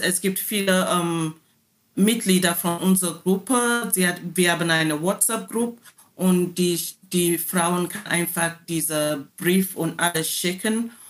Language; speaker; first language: German; non-native, learner; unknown